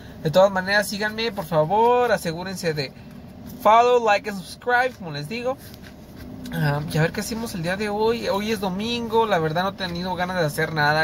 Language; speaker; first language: Spanish; early bilingual, heritage; Spanish